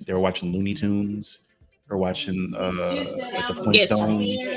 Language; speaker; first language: English; native; English